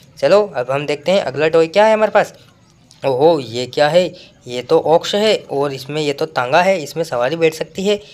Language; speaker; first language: Hindi; native; Hindi